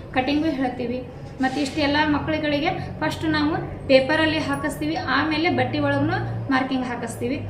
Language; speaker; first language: Kannada; native; Kannada